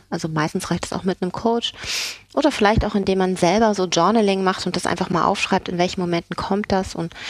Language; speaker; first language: German; native; German